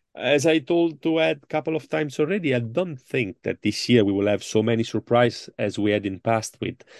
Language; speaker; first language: English; non-native, fluent; Italian